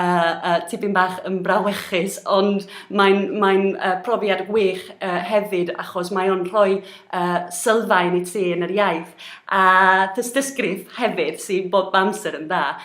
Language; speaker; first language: Welsh; non-native, learner; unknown